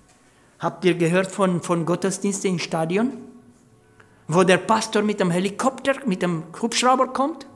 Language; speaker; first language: German; non-native, fluent; Romanian